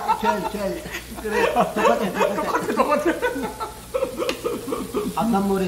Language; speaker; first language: Korean; non-native, learner; Turkish